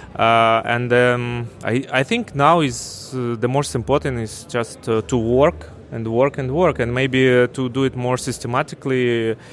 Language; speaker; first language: English; non-native, fluent; Ukrainian